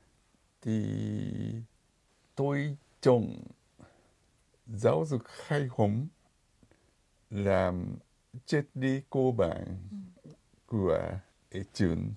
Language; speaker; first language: Vietnamese; non-native, fluent; Japanese